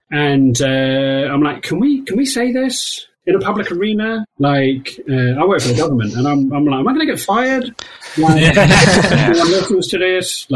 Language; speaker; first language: English; native; English